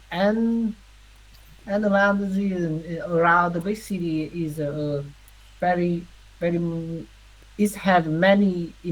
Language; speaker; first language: English; non-native, learner; Vietnamese